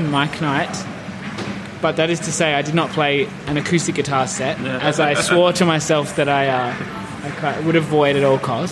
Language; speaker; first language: English; native; English